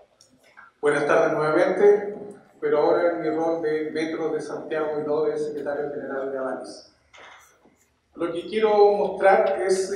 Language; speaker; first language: Spanish; native; Spanish